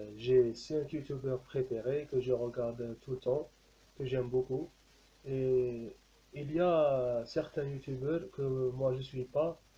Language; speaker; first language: French; non-native, local second language; Arabic